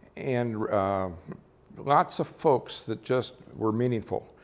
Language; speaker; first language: English; native; English